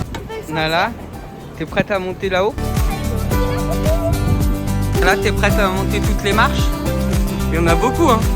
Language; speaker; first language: French; native; French